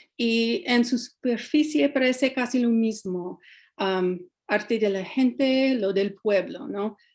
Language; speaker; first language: Spanish; non-native, fluent; English